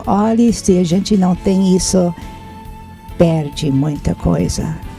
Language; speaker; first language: Portuguese; non-native, fluent; English